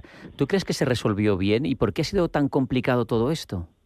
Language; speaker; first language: Spanish; native; Spanish